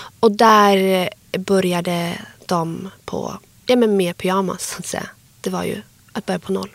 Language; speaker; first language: Swedish; early bilingual, other home language; Arabic